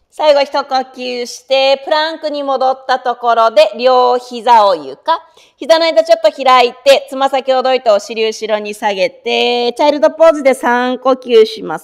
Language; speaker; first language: Japanese; native; Japanese